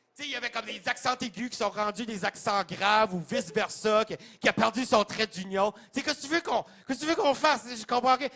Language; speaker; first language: French; non-native, local second language; English